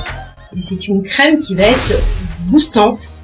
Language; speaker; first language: French; native; French